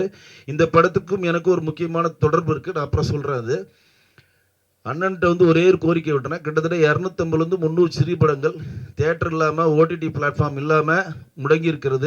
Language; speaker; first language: Tamil; native; Tamil